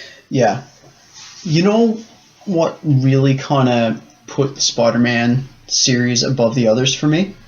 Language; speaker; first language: English; native; English